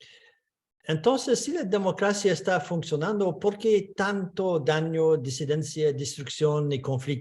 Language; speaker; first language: Spanish; non-native, fluent; English